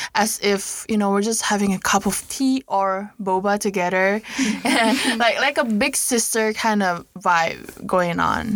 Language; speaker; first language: English; non-native, fluent; Indonesian